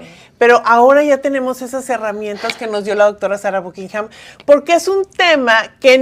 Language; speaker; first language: Spanish; native; Spanish